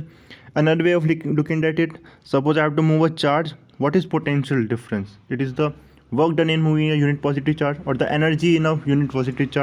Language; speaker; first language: English; non-native, local second language; Hindi